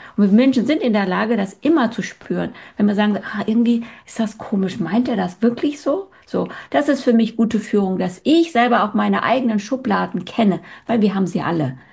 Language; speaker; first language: German; early bilingual, other home language; Turkish